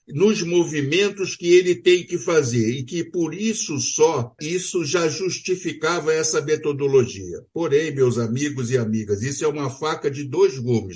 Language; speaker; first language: Portuguese; native; Portuguese